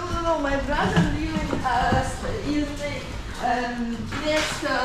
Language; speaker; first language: English; non-native, learner; Russian